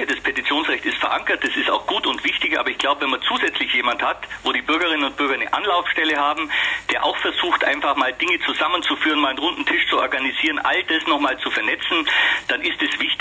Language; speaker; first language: German; native; German